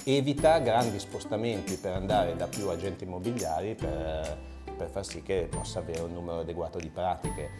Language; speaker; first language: Italian; native; Italian